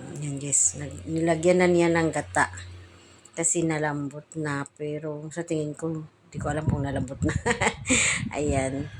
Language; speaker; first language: Filipino; non-native, local second language; Cebuano